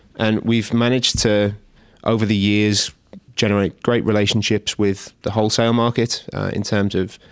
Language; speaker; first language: English; native; English